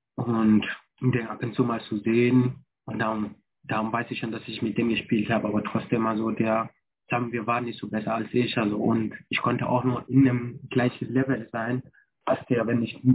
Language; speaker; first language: German; non-native, fluent; French